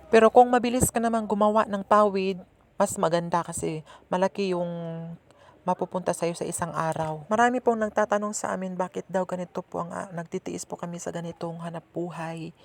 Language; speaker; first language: Filipino; native; Filipino